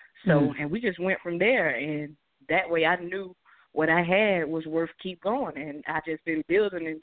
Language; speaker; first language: English; native; English